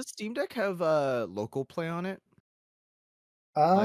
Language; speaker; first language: English; native; English